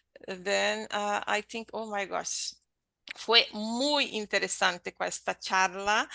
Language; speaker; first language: Spanish; non-native, learner; Portuguese